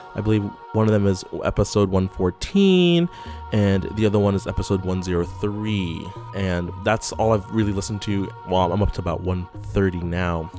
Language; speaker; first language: English; native; English